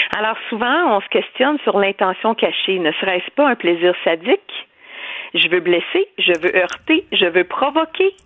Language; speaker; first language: French; native; French